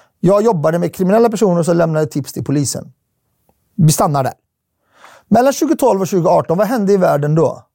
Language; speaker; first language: Swedish; early bilingual, other home language; Arabic